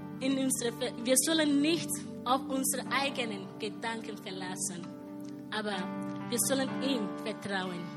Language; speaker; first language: German; non-native, learner; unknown